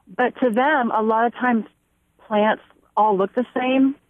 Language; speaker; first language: English; native; English